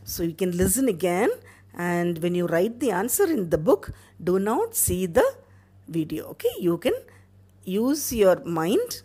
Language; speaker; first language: English; non-native, local second language; Tamil